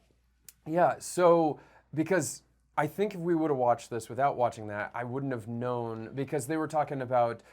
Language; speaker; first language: English; native; English